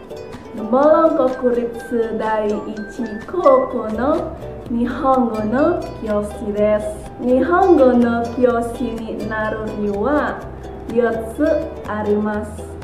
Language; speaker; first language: Japanese; non-native, fluent; Indonesian